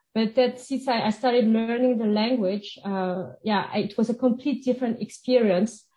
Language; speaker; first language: English; non-native, fluent; French